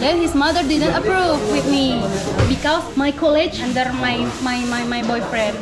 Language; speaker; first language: English; non-native, learner; Indonesian